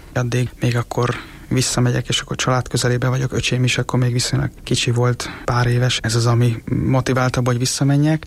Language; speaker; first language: Hungarian; native; Hungarian